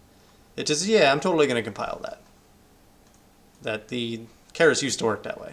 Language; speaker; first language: English; native; English